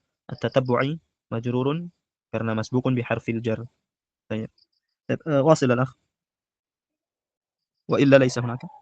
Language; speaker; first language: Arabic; non-native, fluent; Indonesian